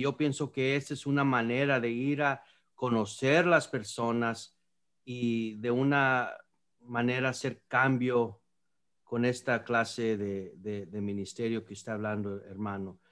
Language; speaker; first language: Spanish; early bilingual, heritage; Spanish